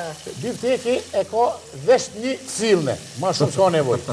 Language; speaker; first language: Albanian; native; Albanian